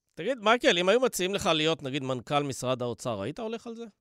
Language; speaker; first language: Hebrew; non-native, fluent; English